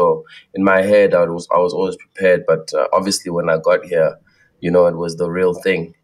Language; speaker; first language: English; non-native, local second language; Xhosa